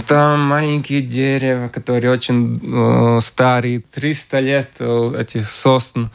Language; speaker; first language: Russian; non-native, local second language; Latvian